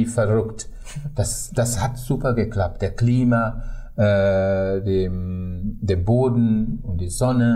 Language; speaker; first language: German; non-native, fluent; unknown